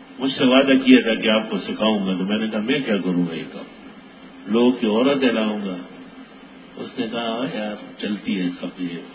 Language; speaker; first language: Urdu; non-native, local second language; Pashto